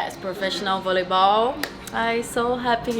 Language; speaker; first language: English; non-native, learner; Portuguese